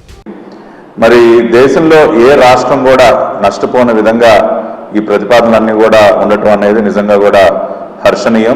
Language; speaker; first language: Telugu; native; Telugu